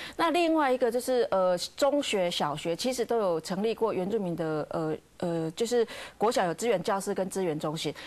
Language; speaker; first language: Chinese; native; Chinese